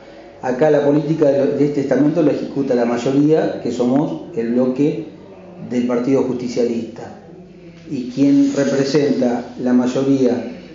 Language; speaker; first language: Spanish; native; Spanish